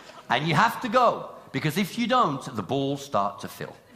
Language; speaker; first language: English; native; English